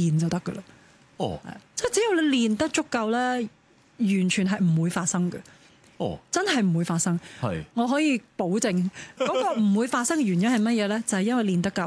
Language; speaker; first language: Cantonese; native; Cantonese